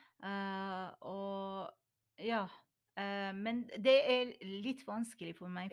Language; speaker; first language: Norwegian; non-native, learner; Persian